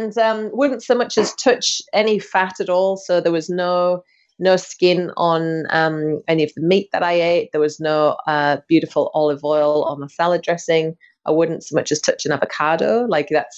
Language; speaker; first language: English; native; English